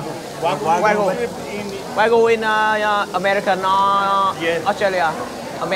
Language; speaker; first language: English; non-native, learner; Vietnamese